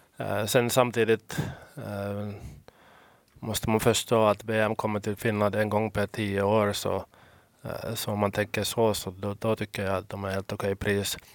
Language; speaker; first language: Swedish; non-native, local second language; Finnish